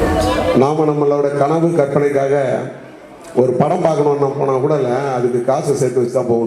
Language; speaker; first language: Tamil; native; Tamil